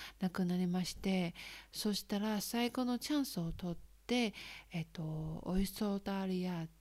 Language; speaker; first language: Japanese; non-native, learner; Chinese